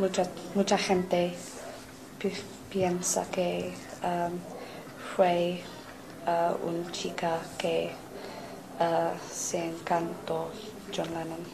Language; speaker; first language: Spanish; non-native, learner; English